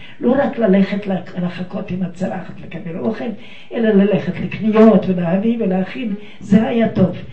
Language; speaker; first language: Hebrew; non-native, fluent; Yiddish